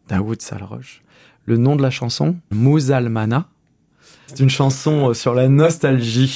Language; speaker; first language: French; native; French